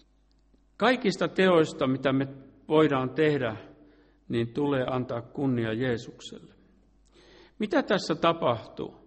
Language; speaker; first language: Finnish; native; Finnish